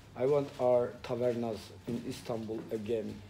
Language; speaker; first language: English; non-native, fluent; Turkish